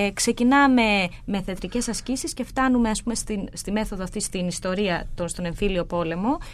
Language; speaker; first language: Greek; early bilingual, other home language; Albanian